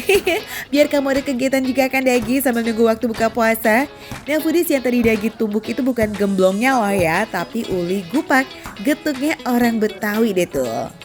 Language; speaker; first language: Indonesian; native; Indonesian